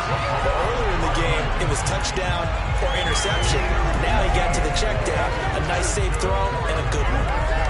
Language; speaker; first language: English; native; English